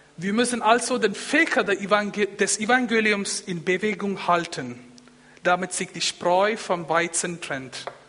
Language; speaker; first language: German; non-native, fluent; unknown